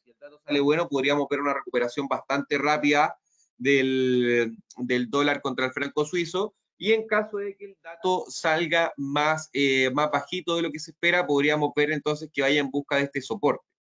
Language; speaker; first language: Spanish; native; Spanish